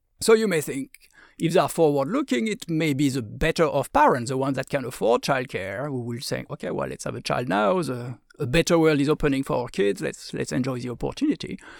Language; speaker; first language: English; non-native, fluent; French